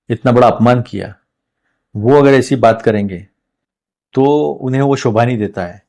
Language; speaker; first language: Hindi; non-native, local second language; Marathi